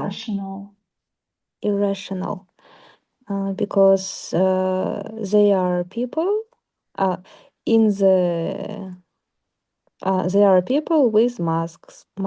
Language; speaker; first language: English; non-native, learner; Russian